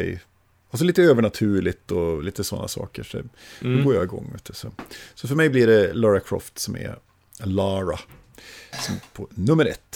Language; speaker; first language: Swedish; native; Swedish